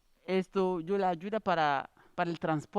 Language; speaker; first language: Spanish; non-native, learner; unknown